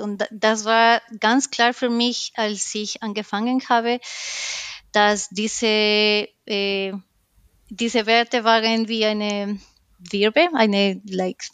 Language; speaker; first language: German; non-native, learner; Spanish